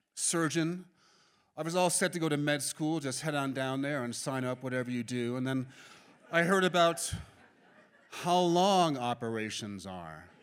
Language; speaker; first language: English; native; English